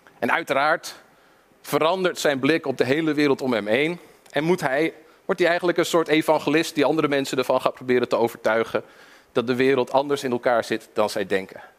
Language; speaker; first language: Dutch; early bilingual, other home language; English